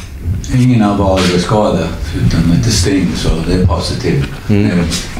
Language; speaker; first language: Swedish; non-native, learner; English